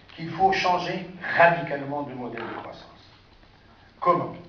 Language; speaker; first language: French; non-native, local second language; Arabic